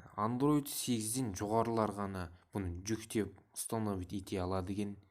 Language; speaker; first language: Kazakh; non-native, local second language; Russian